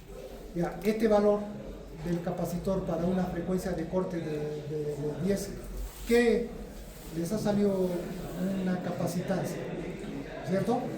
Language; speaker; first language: Spanish; native; Spanish